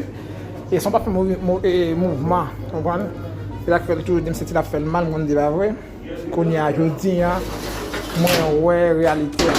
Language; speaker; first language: French; non-native, learner; Haitian Creole